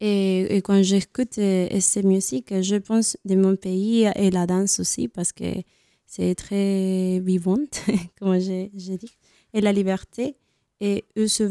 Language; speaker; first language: French; non-native, learner; Spanish